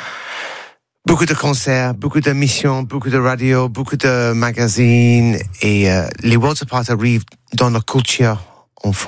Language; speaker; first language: French; non-native, learner; English